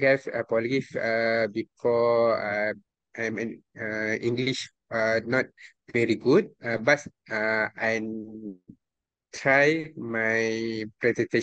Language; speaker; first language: English; non-native, local second language; Malay